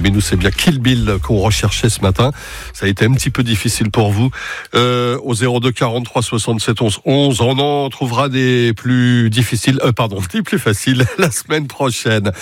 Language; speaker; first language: French; native; French